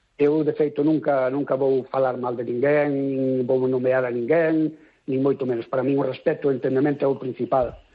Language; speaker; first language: Galician; native; Galician